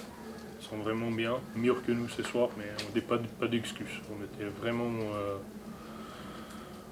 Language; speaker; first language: French; non-native, learner; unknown